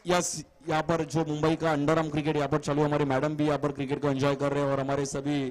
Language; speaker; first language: Hindi; non-native, local second language; Marathi